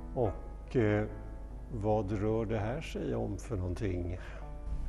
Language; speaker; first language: Swedish; native; Swedish